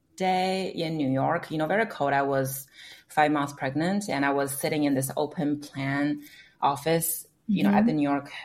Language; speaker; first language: English; non-native, fluent; Chinese